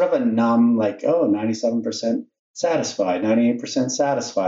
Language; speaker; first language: English; native; English